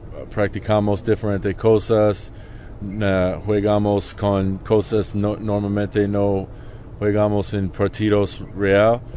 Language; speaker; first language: Spanish; non-native, learner; English